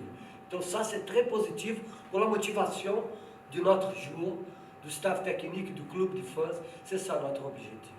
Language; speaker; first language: French; non-native, fluent; Portuguese